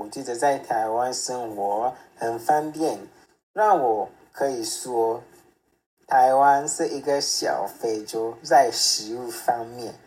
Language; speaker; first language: Chinese; non-native, fluent; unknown